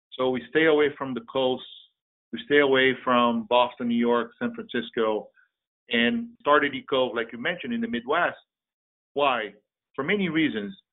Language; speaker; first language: English; non-native, fluent; Portuguese